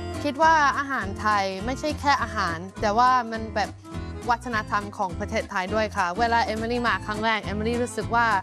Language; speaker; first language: Thai; non-native, fluent; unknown